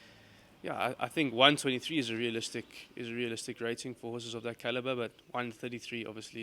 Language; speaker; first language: English; native; English